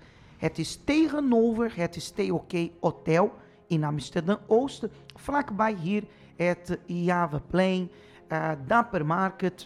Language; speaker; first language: Dutch; non-native, fluent; Portuguese